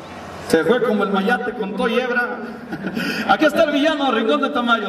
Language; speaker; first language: Spanish; native; Spanish